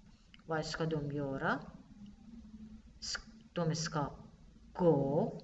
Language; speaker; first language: Swedish; non-native, fluent; Persian